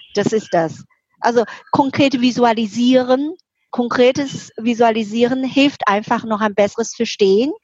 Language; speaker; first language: German; non-native, fluent; Chinese